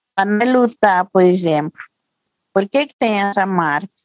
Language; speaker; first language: Portuguese; non-native, local second language; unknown